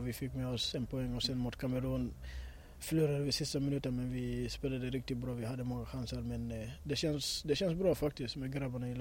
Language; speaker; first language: Swedish; early bilingual, other home language; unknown